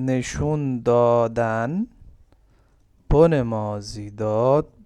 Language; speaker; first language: Persian; non-native, fluent; Urdu